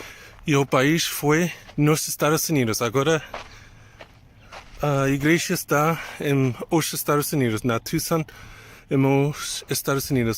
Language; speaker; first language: Portuguese; non-native, learner; English